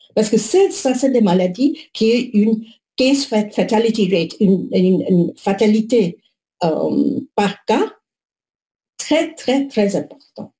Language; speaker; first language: French; non-native, fluent; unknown